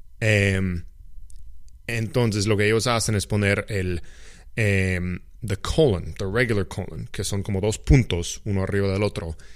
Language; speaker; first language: Spanish; non-native, fluent; English